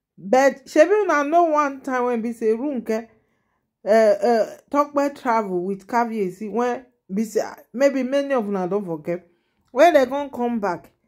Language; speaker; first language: Nigerian Pidgin; non-native, local second language; Yoruba